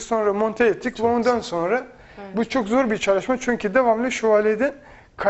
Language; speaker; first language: Turkish; non-native, fluent; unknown